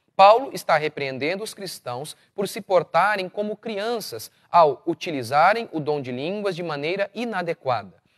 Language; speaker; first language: Portuguese; native; Portuguese